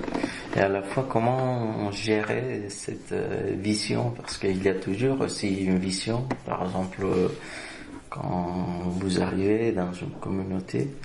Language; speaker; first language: French; non-native, fluent; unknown